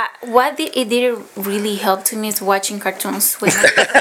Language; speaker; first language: English; non-native, fluent; Spanish